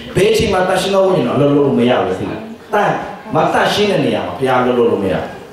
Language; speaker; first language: Burmese; non-native, local second language; Tedim Chin